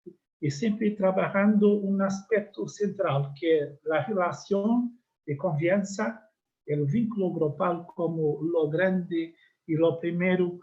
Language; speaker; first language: Spanish; non-native, learner; Portuguese